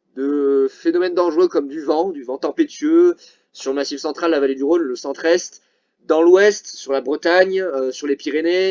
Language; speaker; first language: French; native; French